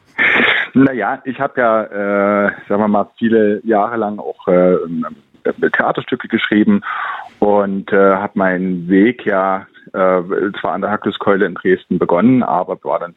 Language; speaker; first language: German; native; German